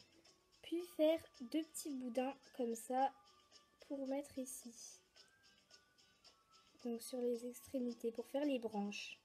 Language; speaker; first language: French; native; French